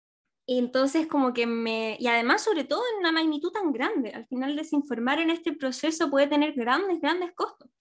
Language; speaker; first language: Spanish; native; Spanish